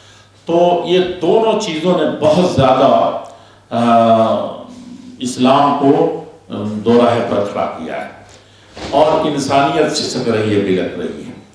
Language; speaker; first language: Urdu; native; Urdu